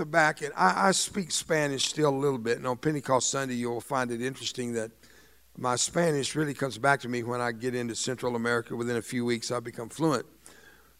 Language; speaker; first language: English; early bilingual, other home language; Spanish